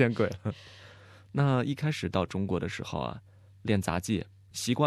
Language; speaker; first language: Chinese; native; Chinese